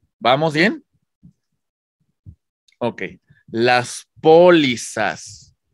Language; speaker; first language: Spanish; native; Spanish